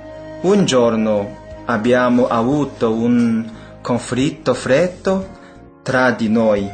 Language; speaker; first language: Italian; non-native, fluent; Chinese